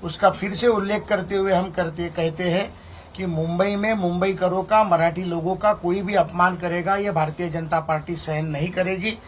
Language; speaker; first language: Hindi; non-native, local second language; Marathi